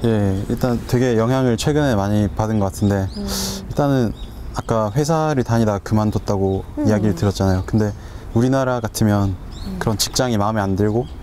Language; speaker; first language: Korean; native; Korean